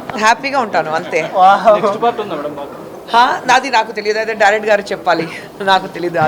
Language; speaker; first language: Telugu; non-native, learner; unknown